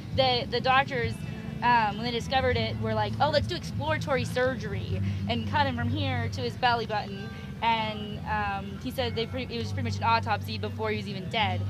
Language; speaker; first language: English; native; English